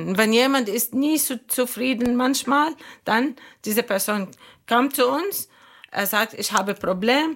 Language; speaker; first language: German; non-native, learner; Arabic